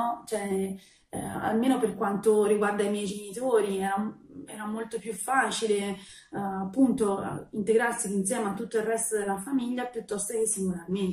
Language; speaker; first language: Italian; early bilingual, other home language; Albanian